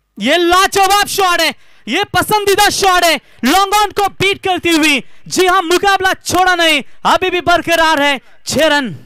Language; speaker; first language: Hindi; non-native, local second language; Marathi